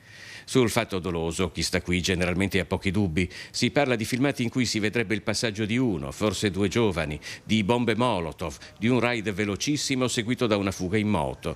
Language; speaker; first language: Italian; native; Italian